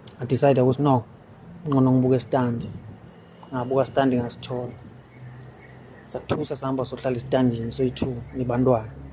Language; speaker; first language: Zulu; non-native, local second language; Swati